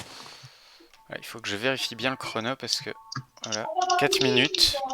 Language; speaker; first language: French; native; French